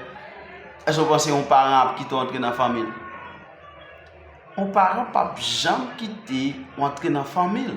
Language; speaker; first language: French; non-native, learner; Haitian Creole